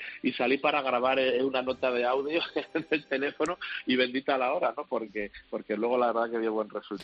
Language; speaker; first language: Spanish; native; Spanish